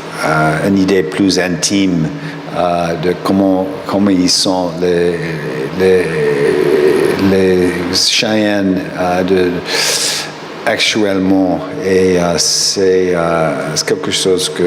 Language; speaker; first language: French; non-native, fluent; English